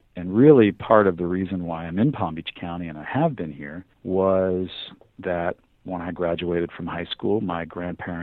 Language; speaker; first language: English; native; English